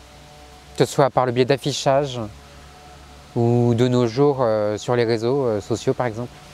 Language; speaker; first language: French; native; French